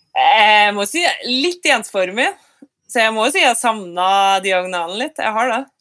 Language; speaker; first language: Norwegian; native; Norwegian